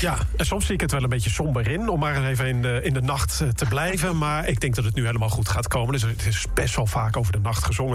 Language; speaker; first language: Dutch; native; Dutch